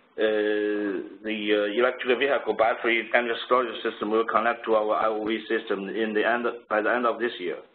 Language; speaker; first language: English; non-native, fluent; Chinese